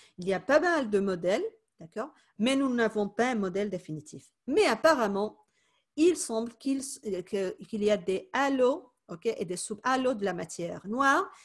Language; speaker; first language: French; non-native, fluent; Spanish